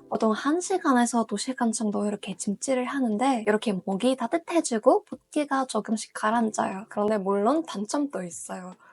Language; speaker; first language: Korean; non-native, fluent; Russian